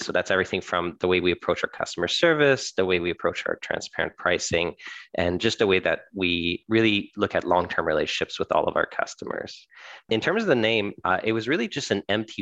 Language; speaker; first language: English; early bilingual, other home language; French